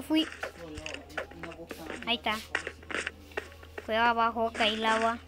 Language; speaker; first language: Spanish; native; Spanish